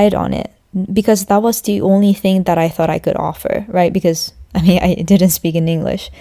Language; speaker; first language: English; non-native, fluent; Japanese